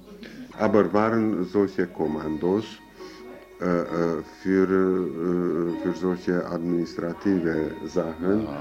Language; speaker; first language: German; non-native, fluent; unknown